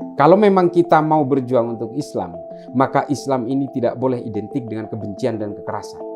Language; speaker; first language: Indonesian; non-native, local second language; Madurese